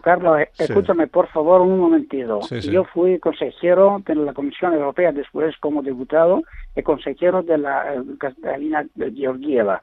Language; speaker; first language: Spanish; non-native, learner; Greek